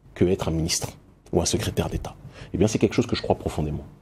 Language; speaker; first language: French; native; French